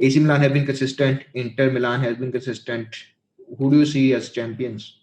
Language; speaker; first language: English; non-native, local second language; Urdu